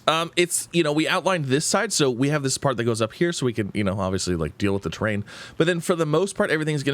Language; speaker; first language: English; native; English